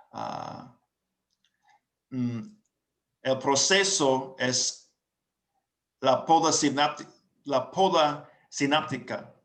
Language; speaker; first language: Spanish; non-native, learner; English